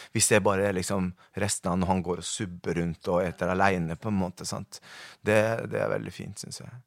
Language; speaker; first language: Norwegian; early bilingual, other home language; Spanish